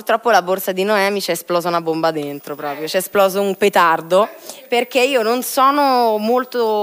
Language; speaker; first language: Italian; native; Italian